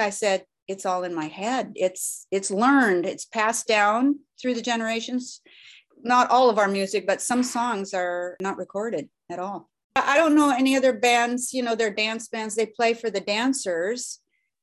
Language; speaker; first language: English; early bilingual, other home language; Norwegian